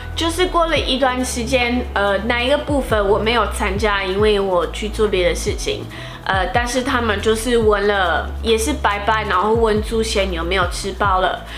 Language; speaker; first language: Chinese; non-native, fluent; Portuguese